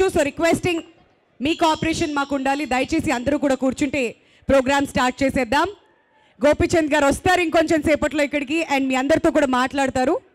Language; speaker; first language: Telugu; native; Telugu